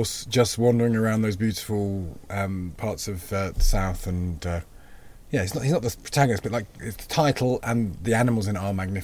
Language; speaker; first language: English; native; English